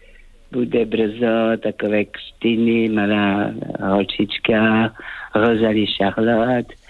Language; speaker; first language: Czech; non-native, fluent; French